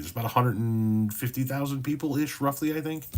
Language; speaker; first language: English; native; English